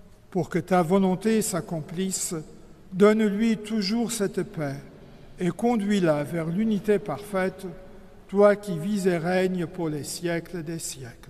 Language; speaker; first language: French; non-native, local second language; Luxembourgish